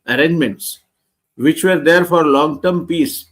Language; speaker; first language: English; non-native, local second language; Gujarati